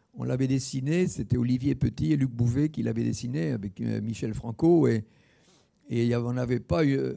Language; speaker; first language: French; native; French